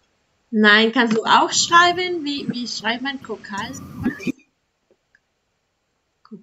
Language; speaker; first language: German; non-native, learner; Spanish